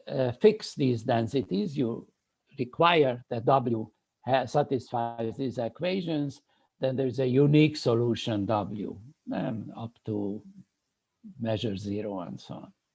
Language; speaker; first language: English; non-native, fluent; Hungarian